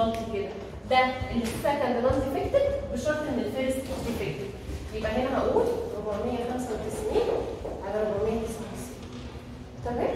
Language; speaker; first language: Arabic; native; Arabic